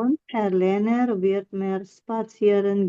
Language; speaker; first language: German; non-native, learner; Indonesian